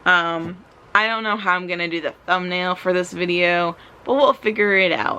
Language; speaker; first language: English; native; English